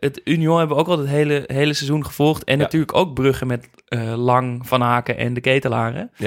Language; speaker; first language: Dutch; native; Dutch